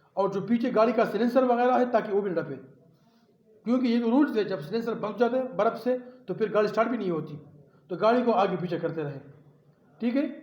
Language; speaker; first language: Urdu; non-native, local second language; Pashto